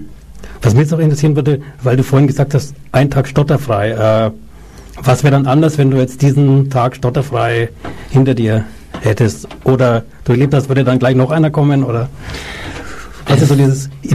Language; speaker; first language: German; native; German